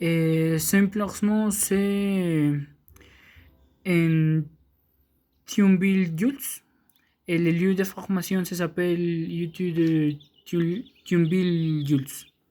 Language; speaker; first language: French; non-native, learner; Spanish